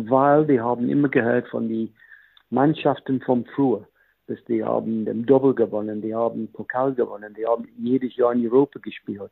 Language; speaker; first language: German; non-native, fluent; English